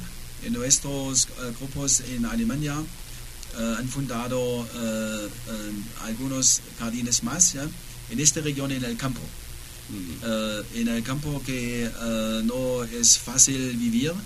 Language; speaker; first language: Spanish; non-native, learner; German